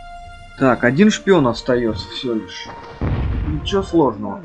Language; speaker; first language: Russian; native; Russian